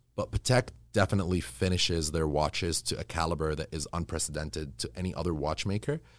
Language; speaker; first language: English; early bilingual, other home language; Arabic